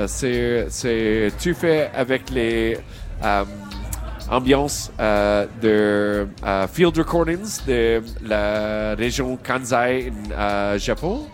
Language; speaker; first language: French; non-native, learner; English